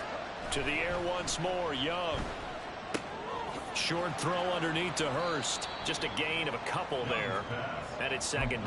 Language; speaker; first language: English; native; English